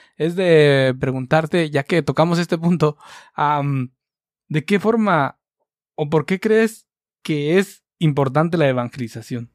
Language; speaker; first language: Spanish; native; Spanish